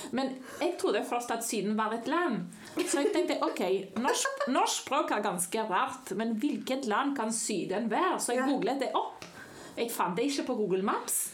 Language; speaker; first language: Norwegian; non-native, fluent; Spanish